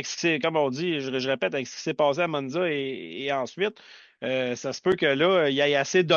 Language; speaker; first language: French; native; French